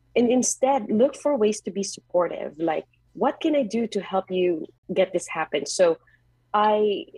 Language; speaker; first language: English; non-native, local second language; Filipino